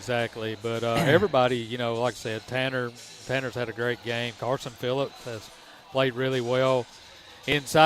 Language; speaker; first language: English; native; English